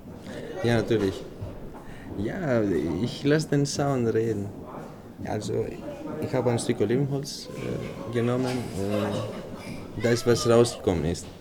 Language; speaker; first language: German; non-native, fluent; Greek